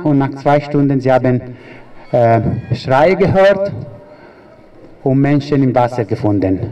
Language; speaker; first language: German; non-native, fluent; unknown